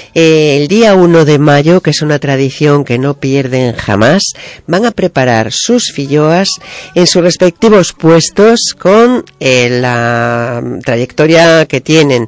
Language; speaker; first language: Spanish; native; Spanish